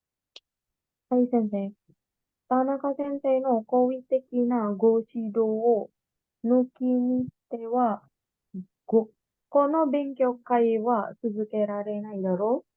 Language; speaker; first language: Japanese; non-native, learner; Indonesian